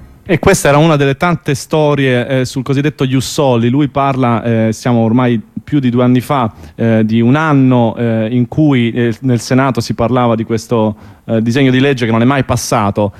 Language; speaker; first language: Italian; native; Italian